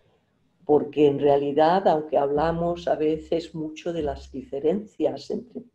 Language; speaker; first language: Spanish; non-native, fluent; Finnish